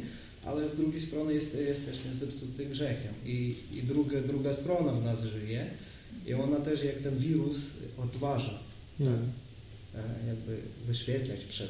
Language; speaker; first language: Polish; non-native, learner; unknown